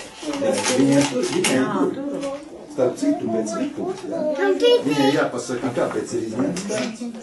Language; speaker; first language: Latvian; native; Latvian